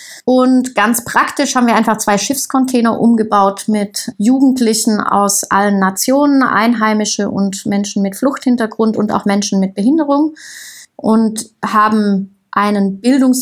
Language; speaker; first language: German; native; German